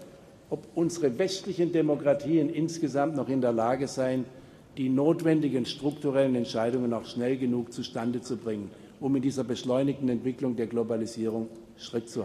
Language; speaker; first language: German; native; German